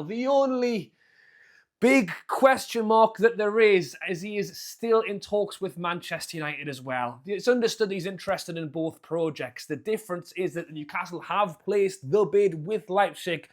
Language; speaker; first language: English; native; English